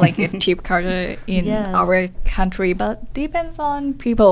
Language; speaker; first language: English; non-native, learner; Thai